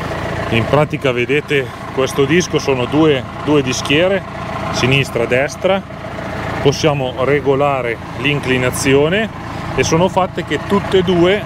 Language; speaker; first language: Italian; native; Italian